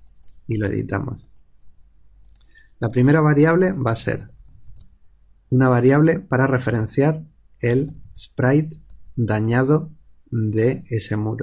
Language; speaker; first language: Spanish; native; Spanish